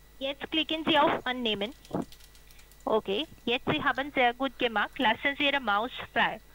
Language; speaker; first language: German; non-native, learner; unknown